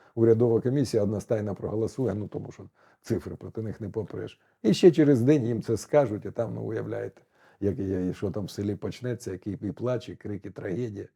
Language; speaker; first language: Ukrainian; native; Ukrainian